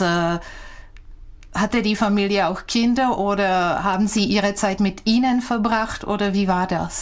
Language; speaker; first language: German; non-native, fluent; Czech